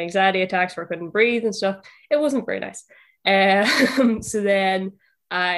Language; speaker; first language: English; native; English